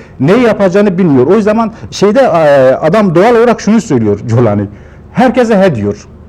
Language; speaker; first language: Turkish; non-native, local second language; Kurdish